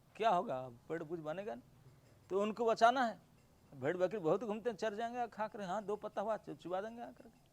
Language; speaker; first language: Hindi; non-native, local second language; Bangla